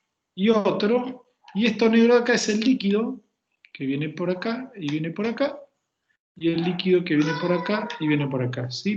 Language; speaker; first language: Spanish; native; Spanish